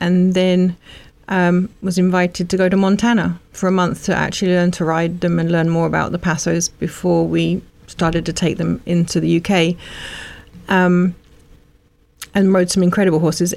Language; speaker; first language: English; native; English